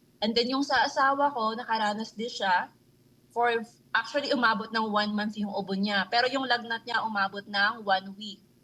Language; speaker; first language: Filipino; native; Filipino